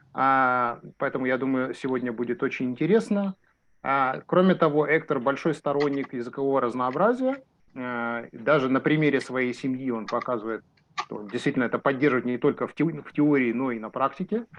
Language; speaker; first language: Russian; native; Russian